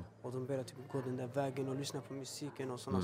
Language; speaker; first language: Swedish; early bilingual, other home language; Albanian